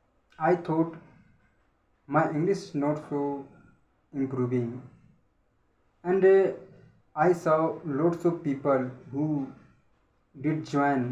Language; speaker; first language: English; non-native, learner; Hindi